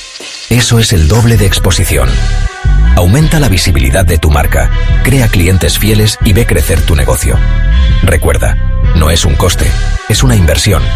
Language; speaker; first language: Spanish; native; Spanish